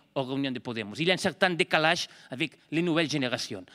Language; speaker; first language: French; non-native, fluent; Spanish